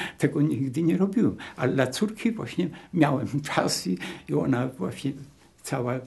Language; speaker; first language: Polish; non-native, local second language; Kashubian